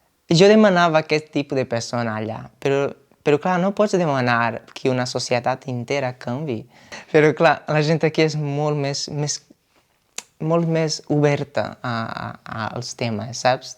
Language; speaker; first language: Catalan; non-native, fluent; Portuguese